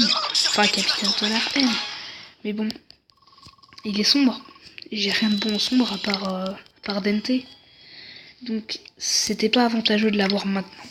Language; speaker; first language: French; native; French